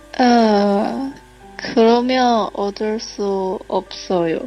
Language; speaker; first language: Korean; non-native, learner; Chinese